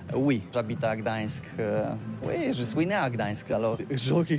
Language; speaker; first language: French; non-native, learner; Polish